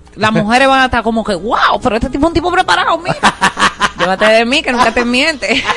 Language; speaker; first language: Spanish; native; Spanish